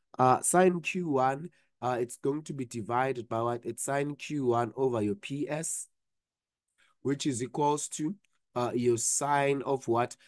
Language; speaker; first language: English; non-native, local second language; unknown